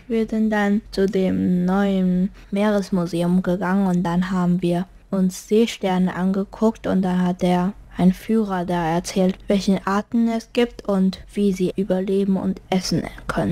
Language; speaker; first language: German; early bilingual, heritage; German